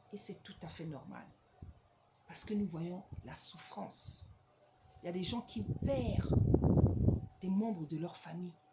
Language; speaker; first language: French; non-native, local second language; Lingala